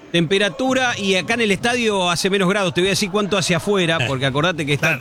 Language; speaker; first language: Spanish; native; Spanish